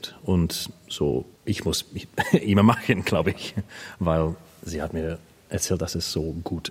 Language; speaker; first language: German; non-native, learner; English